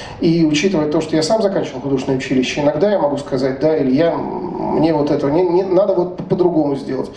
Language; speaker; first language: Russian; native; Russian